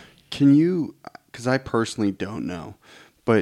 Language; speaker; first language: English; native; English